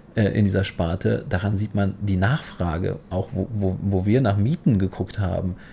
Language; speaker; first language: German; non-native, fluent; Polish